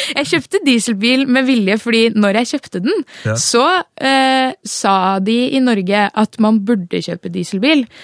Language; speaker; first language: Norwegian; native; Norwegian